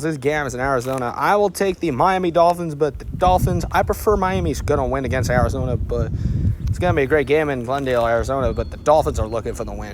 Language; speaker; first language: English; native; English